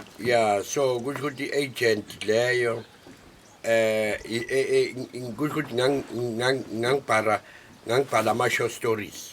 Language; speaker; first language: Zulu; native; Zulu